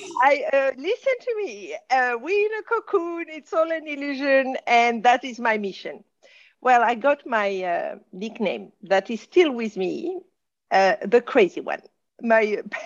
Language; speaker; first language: English; non-native, fluent; French